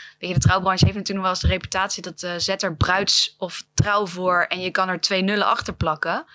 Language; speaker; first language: Dutch; native; Dutch